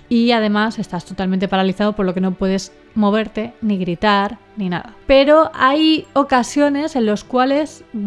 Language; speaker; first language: Spanish; native; Spanish